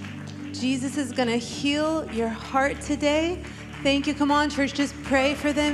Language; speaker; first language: English; native; English